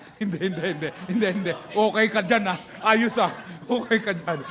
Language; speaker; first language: Filipino; native; Filipino